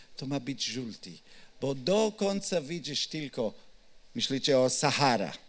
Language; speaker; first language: Polish; non-native, learner; Hebrew